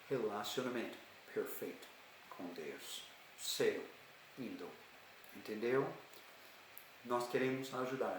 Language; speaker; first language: Portuguese; non-native, learner; English